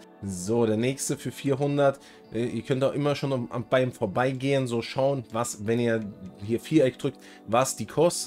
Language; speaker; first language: German; native; German